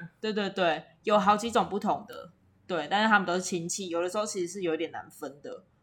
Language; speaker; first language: Chinese; native; Chinese